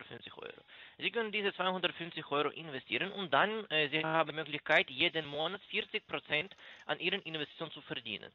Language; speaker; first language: German; non-native, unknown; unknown